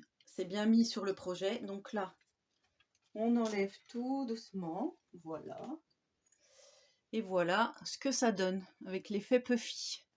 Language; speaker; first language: French; native; French